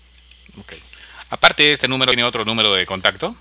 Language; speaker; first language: Spanish; native; Spanish